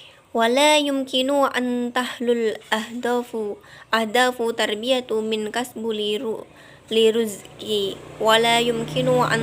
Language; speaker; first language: Arabic; non-native, learner; Indonesian